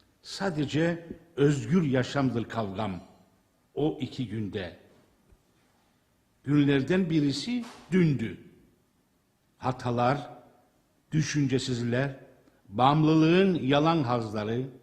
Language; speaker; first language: Turkish; native; Turkish